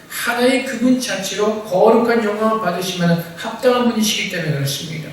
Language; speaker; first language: Korean; native; Korean